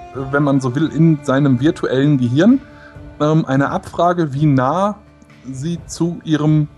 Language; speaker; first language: German; native; German